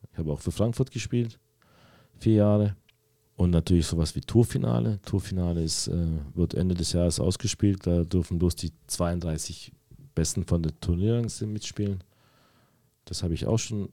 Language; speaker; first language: German; early bilingual, other home language; Hungarian